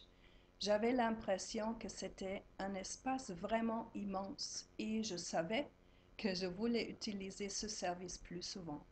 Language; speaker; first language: French; non-native, fluent; German